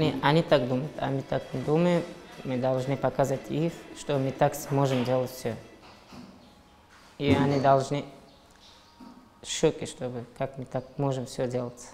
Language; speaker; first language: Russian; non-native, local second language; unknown